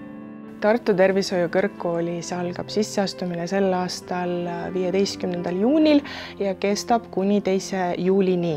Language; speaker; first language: Estonian; native; Estonian